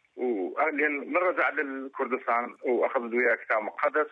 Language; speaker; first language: Arabic; non-native, local second language; Kurdish